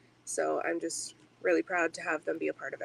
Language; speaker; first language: English; native; English